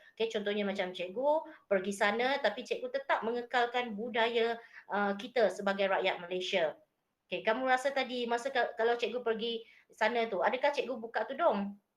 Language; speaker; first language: Malay; native; Malay